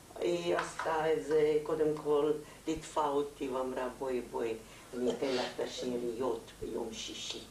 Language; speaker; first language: Hebrew; non-native, fluent; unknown